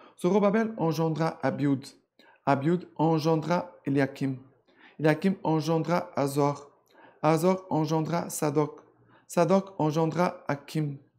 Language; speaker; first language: French; non-native, fluent; Portuguese